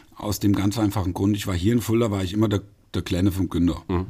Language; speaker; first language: German; native; German